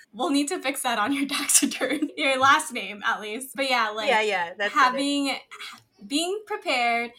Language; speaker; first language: English; early bilingual, other home language; Filipino